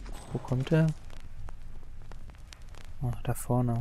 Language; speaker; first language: German; native; German